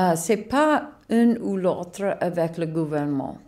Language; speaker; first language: French; non-native, learner; English